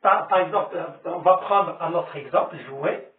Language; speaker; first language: French; non-native, local second language; Arabic